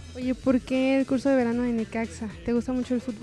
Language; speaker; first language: Spanish; native; Spanish